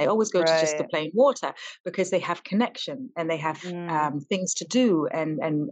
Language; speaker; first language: English; native; English